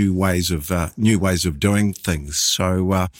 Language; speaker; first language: English; native; English